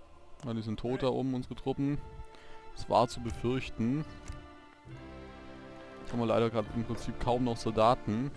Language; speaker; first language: German; native; German